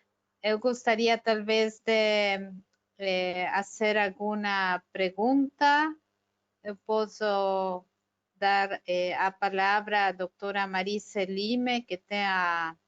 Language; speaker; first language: Portuguese; non-native, fluent; Spanish